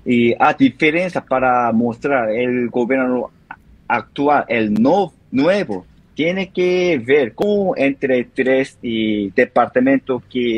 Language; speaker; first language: Spanish; non-native, learner; Korean